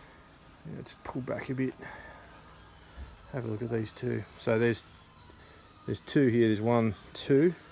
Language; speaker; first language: English; native; English